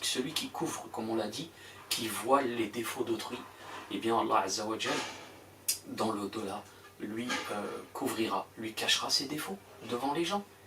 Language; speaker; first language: French; native; French